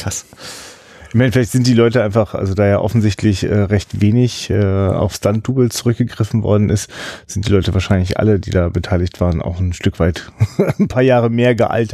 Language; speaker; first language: German; native; German